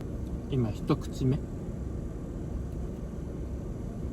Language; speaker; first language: Japanese; native; Japanese